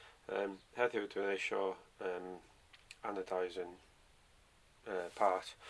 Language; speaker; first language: Welsh; non-native, learner; English